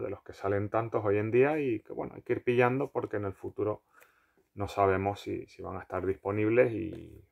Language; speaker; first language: Spanish; native; Spanish